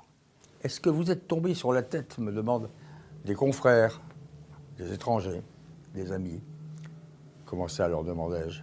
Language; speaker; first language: French; native; French